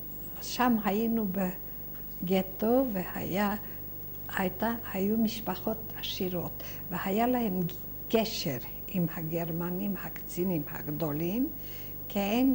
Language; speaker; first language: Hebrew; non-native, fluent; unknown